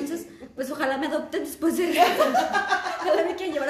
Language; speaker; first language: Spanish; native; Spanish